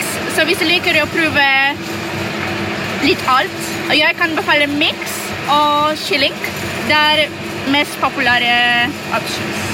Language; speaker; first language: Norwegian; non-native, learner; Polish